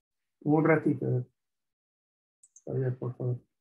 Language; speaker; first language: Spanish; non-native, fluent; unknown